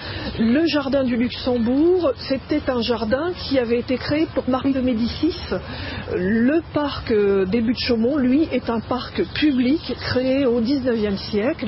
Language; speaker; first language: French; native; French